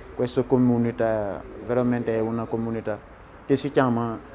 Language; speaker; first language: Italian; non-native, learner; Wolof